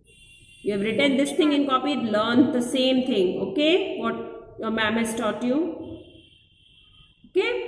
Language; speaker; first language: English; non-native, local second language; Hindi